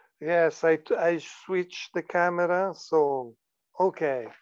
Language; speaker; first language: English; non-native, learner; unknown